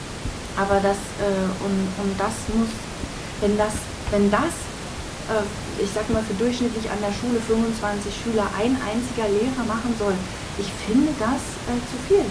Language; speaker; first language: German; native; German